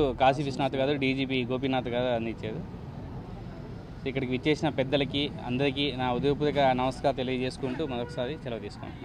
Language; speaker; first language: Telugu; native; Telugu